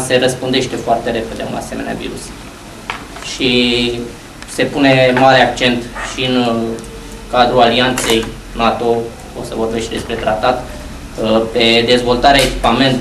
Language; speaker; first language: Romanian; native; Romanian